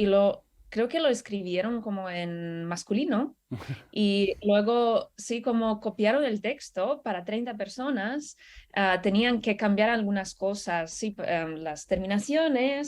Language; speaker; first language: Spanish; non-native, fluent; Russian